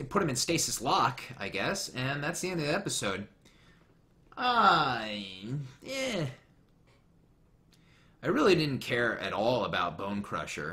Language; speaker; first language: English; native; English